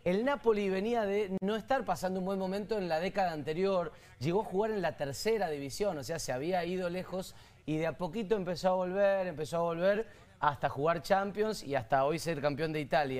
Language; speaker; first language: Spanish; native; Spanish